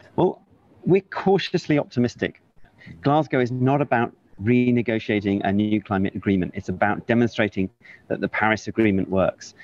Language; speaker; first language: English; native; English